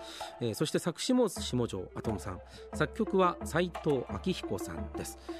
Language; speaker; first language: Japanese; native; Japanese